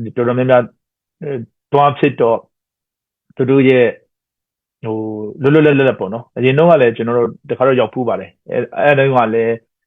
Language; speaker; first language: Burmese; non-native, local second language; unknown